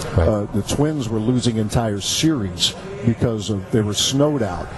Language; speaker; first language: English; native; English